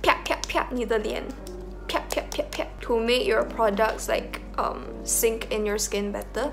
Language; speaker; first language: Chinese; non-native, local second language; Malay